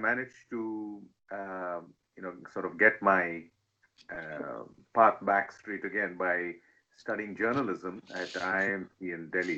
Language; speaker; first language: English; non-native, local second language; Telugu